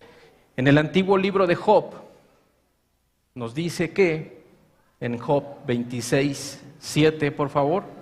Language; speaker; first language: Spanish; native; Spanish